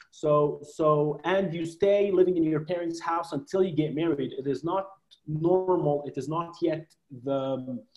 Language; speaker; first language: English; non-native, fluent; Arabic